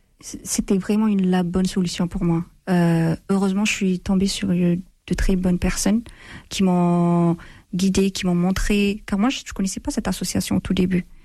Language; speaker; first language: French; non-native, fluent; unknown